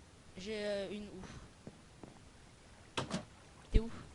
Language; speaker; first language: French; native; French